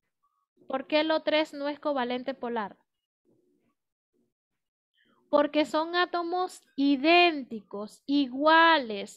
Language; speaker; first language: Spanish; native; Spanish